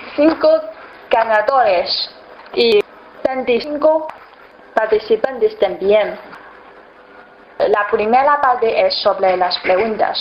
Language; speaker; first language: Spanish; non-native, learner; Chinese